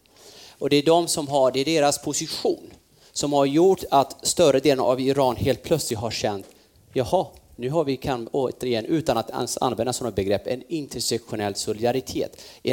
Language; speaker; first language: Swedish; non-native, fluent; Kurdish